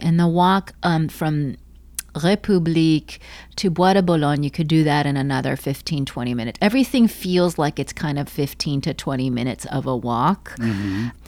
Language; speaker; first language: English; native; English